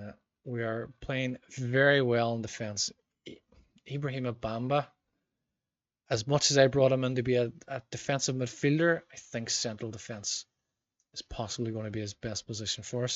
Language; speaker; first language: English; native; English